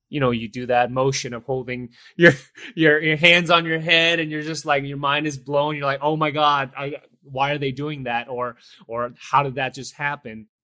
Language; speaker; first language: English; early bilingual, other home language; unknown